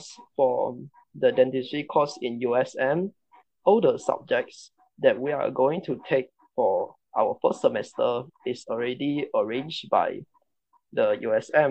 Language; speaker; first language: English; non-native, local second language; Chinese